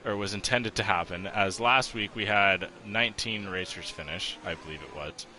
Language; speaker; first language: English; native; English